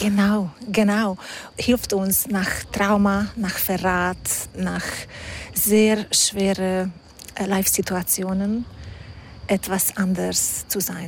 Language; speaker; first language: German; non-native, fluent; Hungarian